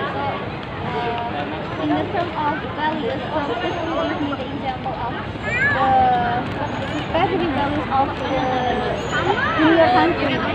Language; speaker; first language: English; non-native, learner; Indonesian